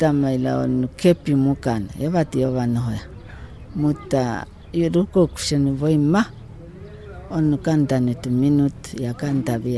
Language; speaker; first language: Finnish; non-native, fluent; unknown